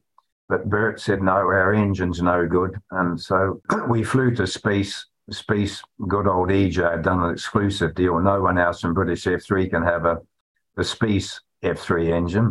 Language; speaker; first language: English; native; English